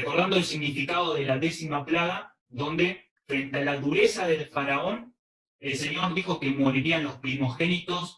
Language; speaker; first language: Spanish; early bilingual, other home language; Korean